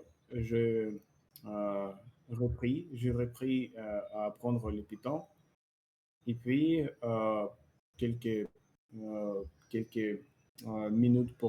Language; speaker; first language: French; non-native, learner; Russian